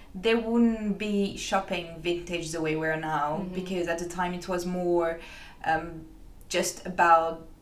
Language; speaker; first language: English; non-native, fluent; French